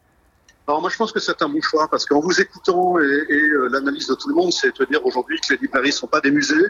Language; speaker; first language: French; native; French